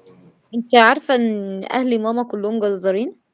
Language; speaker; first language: Arabic; native; Arabic